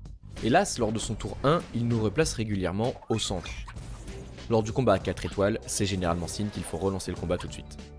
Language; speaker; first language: French; native; French